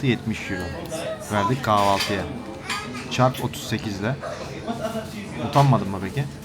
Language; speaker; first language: Turkish; native; Turkish